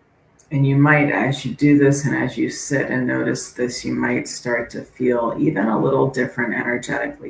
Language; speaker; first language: English; native; English